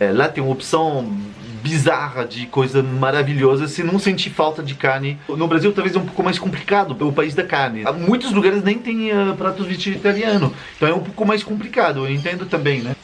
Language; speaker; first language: Portuguese; non-native, fluent; French